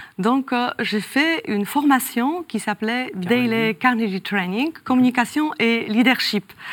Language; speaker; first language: French; non-native, fluent; Polish